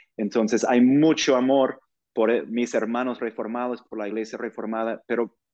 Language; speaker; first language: Spanish; non-native, fluent; English